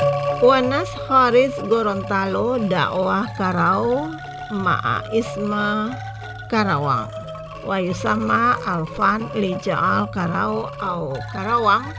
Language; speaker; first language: Arabic; non-native, fluent; Indonesian